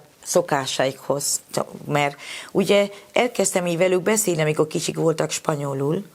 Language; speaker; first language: Hungarian; non-native, fluent; Spanish